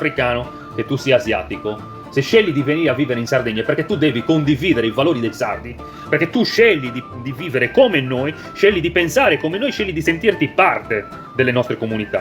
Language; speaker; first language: Italian; native; Italian